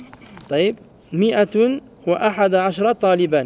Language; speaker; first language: Arabic; non-native, learner; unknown